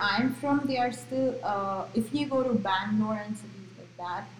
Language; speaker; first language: English; non-native, local second language; Marathi